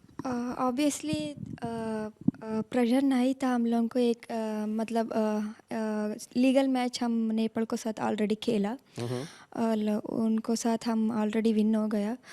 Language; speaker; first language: Hindi; non-native, local second language; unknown